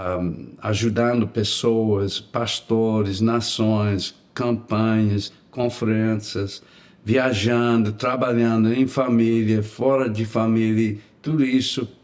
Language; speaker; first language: Portuguese; non-native, learner; English